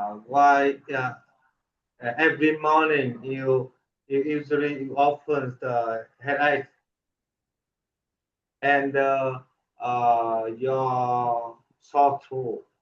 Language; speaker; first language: English; non-native, learner; Vietnamese